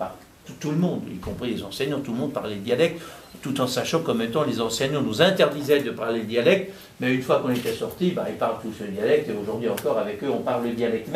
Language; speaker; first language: French; native; French